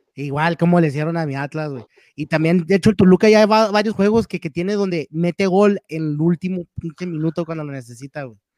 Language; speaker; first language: Spanish; native; Spanish